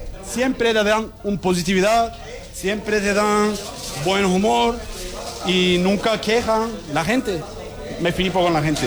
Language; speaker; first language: Spanish; non-native, learner; Turkish